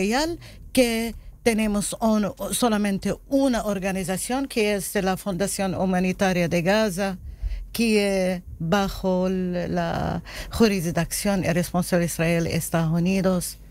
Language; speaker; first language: Spanish; non-native, learner; Arabic